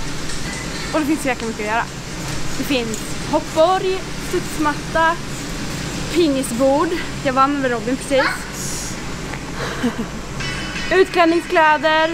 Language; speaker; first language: Swedish; native; Swedish